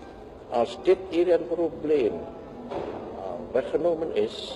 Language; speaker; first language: Dutch; non-native, local second language; Javanese